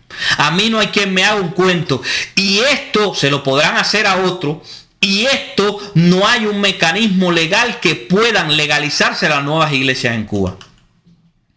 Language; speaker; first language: Spanish; native; Spanish